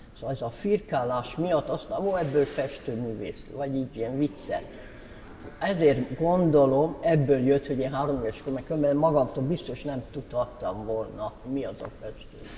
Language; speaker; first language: Hungarian; native; Hungarian